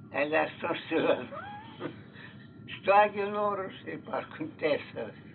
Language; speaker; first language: Greek; non-native, fluent; Russian